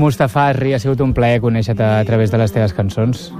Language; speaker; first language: Catalan; native; Catalan